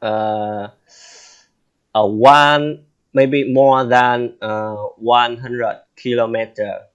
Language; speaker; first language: English; non-native, learner; Vietnamese